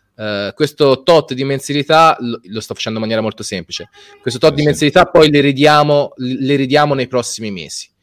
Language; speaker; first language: Italian; native; Italian